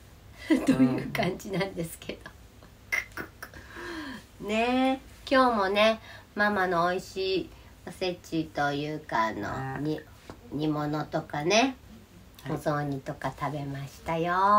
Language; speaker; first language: Japanese; native; Japanese